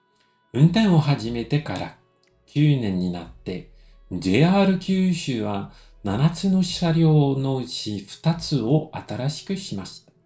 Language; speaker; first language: Japanese; non-native, fluent; French